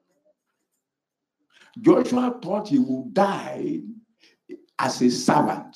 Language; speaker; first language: English; non-native, local second language; Yoruba